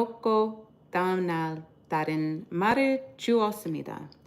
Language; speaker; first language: Korean; non-native, learner; English